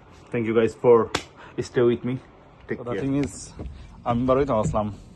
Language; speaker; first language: English; non-native, local second language; Sylheti